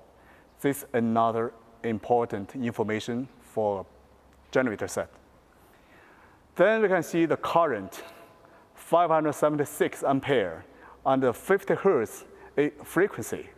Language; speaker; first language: English; non-native, fluent; Chinese